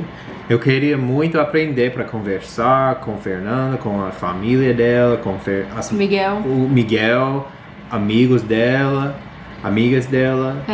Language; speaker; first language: Portuguese; non-native, learner; English